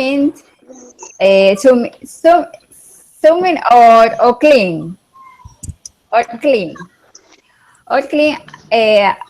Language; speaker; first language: English; non-native, learner; Spanish